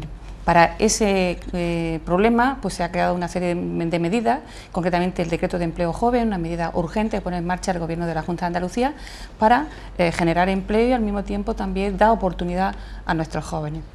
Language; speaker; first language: Spanish; native; Spanish